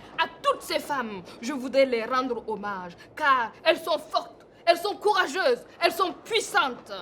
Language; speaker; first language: French; non-native, local second language; Mossi